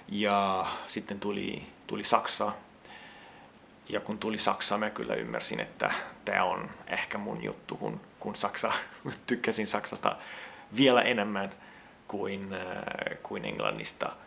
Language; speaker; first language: Finnish; non-native, fluent; Italian